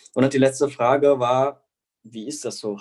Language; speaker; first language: German; non-native, fluent; Indonesian